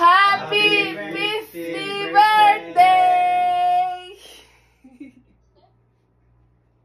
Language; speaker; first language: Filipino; non-native, local second language; Cebuano